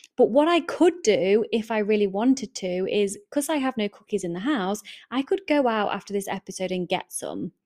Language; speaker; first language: English; native; English